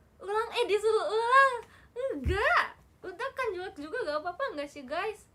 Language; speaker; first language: Indonesian; non-native, fluent; Japanese